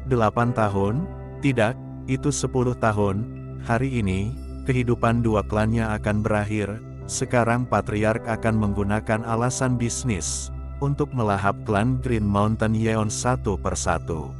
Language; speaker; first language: Indonesian; native; Indonesian